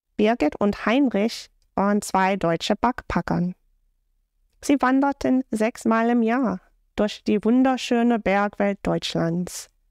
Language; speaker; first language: German; non-native, fluent; English